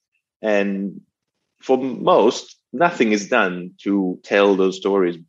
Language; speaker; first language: English; non-native, fluent; Italian